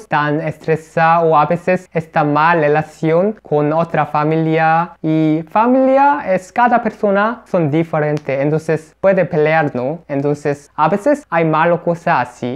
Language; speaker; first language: Spanish; non-native, learner; Korean